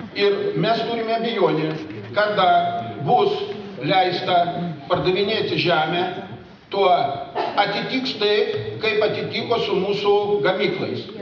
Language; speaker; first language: Lithuanian; non-native, local second language; Russian